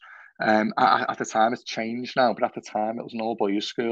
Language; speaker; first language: English; native; English